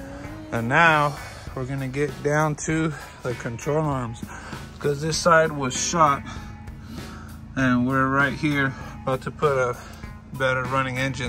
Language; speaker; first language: English; native; English